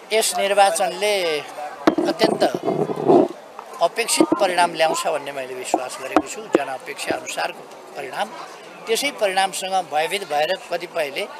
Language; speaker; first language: Nepali; native; Nepali